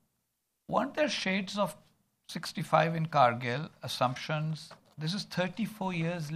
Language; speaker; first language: English; non-native, local second language; Urdu